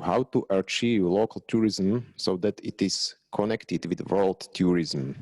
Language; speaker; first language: English; non-native, fluent; Slovak